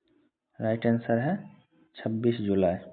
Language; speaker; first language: Hindi; native; Hindi